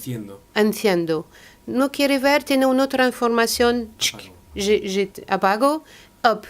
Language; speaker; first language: Spanish; non-native, learner; French